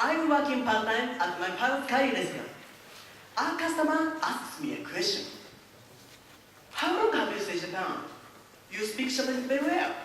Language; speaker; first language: English; non-native, learner; Japanese